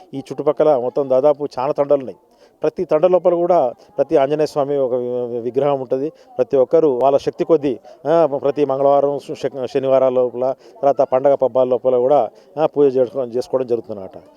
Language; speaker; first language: Telugu; non-native, local second language; Lambadi